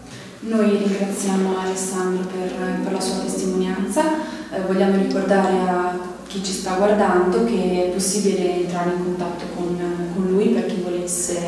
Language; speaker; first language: Italian; native; Italian